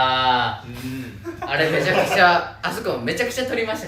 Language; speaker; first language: Japanese; native; Japanese